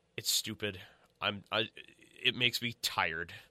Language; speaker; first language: English; native; English